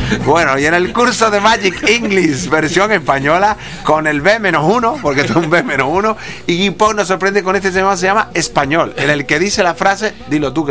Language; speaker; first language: Spanish; native; Spanish